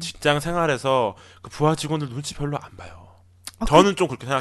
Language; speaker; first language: Korean; native; Korean